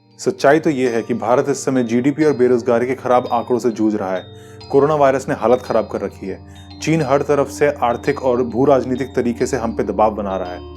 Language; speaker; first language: Hindi; native; Hindi